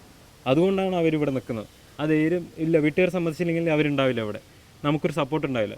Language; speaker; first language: Malayalam; native; Malayalam